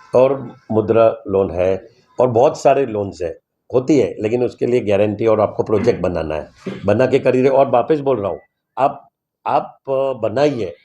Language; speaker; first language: Hindi; non-native, local second language; Gujarati